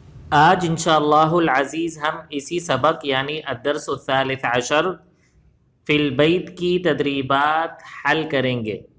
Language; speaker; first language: Urdu; native; Urdu